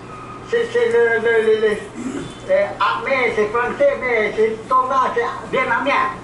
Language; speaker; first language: French; non-native, learner; Chinese